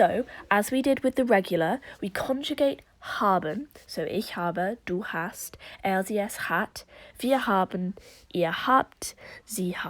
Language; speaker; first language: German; non-native, learner; English